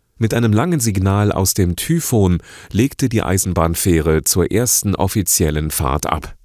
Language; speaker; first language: German; native; German